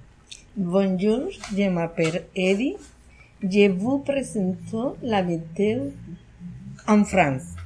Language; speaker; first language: French; non-native, learner; Spanish